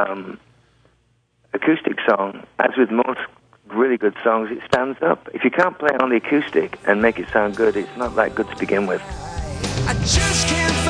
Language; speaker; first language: English; native; English